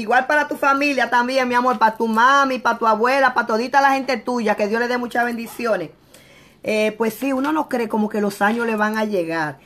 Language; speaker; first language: Spanish; native; Spanish